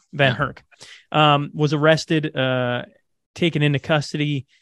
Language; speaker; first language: English; native; English